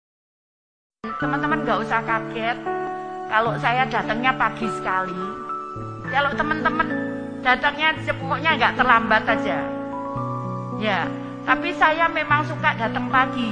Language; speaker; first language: Indonesian; non-native, local second language; Javanese